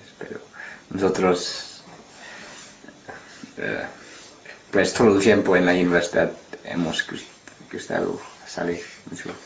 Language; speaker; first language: Spanish; non-native, learner; English